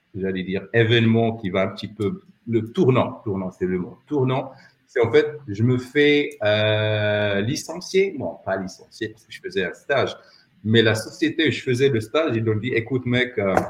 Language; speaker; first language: French; non-native, local second language; Arabic